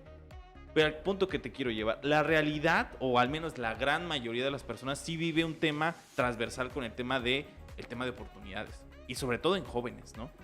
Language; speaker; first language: Spanish; native; Spanish